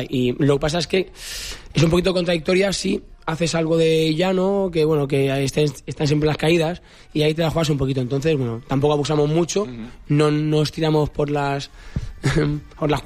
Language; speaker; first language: Spanish; native; Spanish